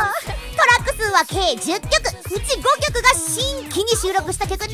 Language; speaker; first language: Japanese; native; Japanese